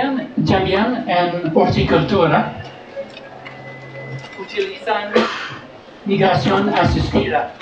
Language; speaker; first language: Spanish; non-native, learner; English